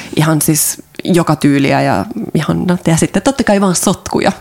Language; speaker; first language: Finnish; native; Finnish